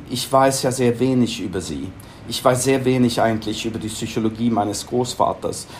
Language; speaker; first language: German; non-native, fluent; Swedish